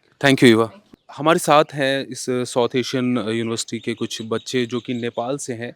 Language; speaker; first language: Hindi; native; Hindi